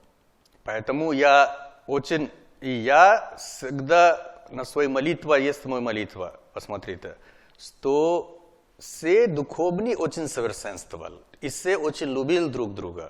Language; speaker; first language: Russian; non-native, learner; Hindi